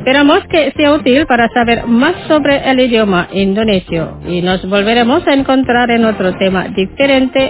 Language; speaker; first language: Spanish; non-native, fluent; Indonesian